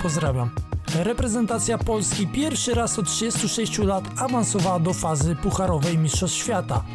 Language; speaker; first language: Polish; native; Polish